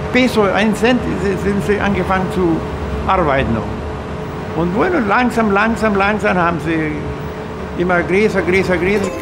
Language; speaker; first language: German; early bilingual, heritage; German